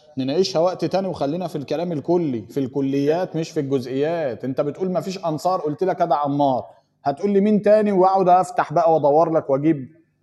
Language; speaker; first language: Arabic; native; Arabic